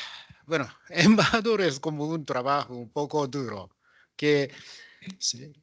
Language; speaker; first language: Spanish; non-native, fluent; Japanese